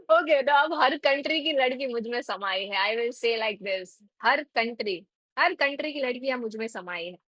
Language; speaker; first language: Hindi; non-native, local second language; Gujarati